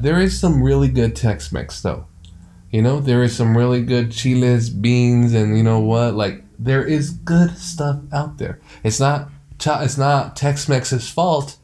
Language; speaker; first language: English; early bilingual, other home language; Spanish